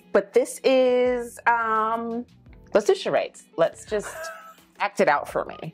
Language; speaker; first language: English; native; English